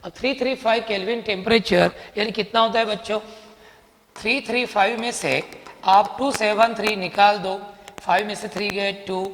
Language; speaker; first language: Hindi; non-native, local second language; Marathi